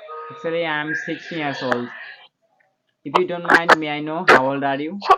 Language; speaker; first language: English; non-native, learner; Bangla